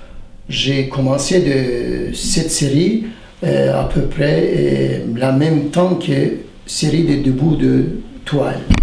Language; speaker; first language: French; non-native, fluent; Turkish